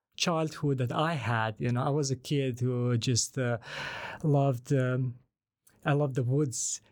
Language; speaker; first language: English; non-native, fluent; Bosnian